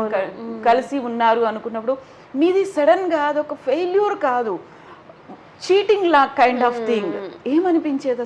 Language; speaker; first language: Telugu; native; Telugu